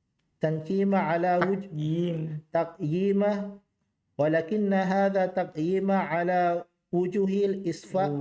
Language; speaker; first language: Arabic; non-native, learner; Indonesian